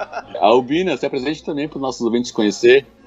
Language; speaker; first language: Portuguese; native; Portuguese